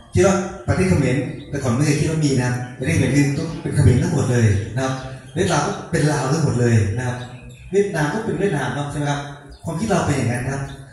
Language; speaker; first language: Thai; non-native, local second language; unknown